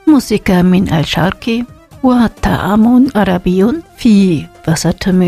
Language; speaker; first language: Arabic; non-native, learner; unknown